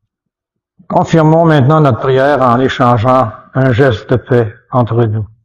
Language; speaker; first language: French; native; French